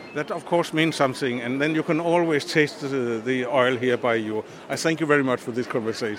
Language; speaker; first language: English; non-native, fluent; Danish